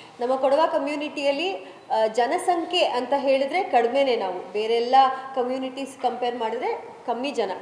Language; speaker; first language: Kannada; non-native, local second language; Kodava